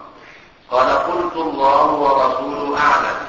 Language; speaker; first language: Arabic; native; Arabic